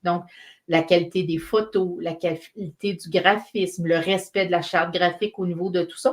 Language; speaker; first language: French; native; French